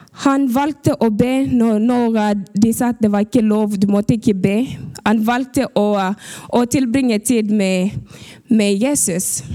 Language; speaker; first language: Norwegian; early bilingual, other home language; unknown